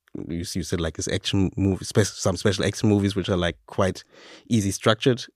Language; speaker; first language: English; non-native, fluent; German